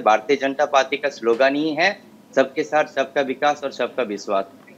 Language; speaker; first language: Hindi; non-native, local second language; Kok Borok